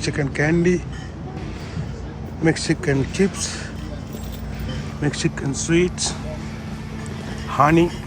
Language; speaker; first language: English; non-native, learner; Sinhala